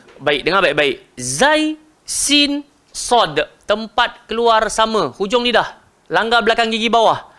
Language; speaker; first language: Malay; native; Malay